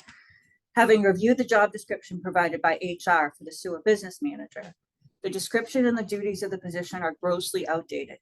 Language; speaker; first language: English; native; English